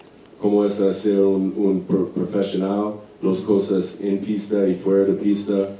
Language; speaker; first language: Spanish; non-native, learner; English